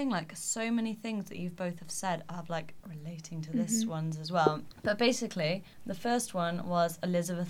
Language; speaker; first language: English; native; English